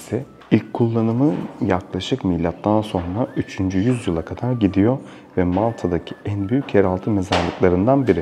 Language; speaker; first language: Turkish; native; Turkish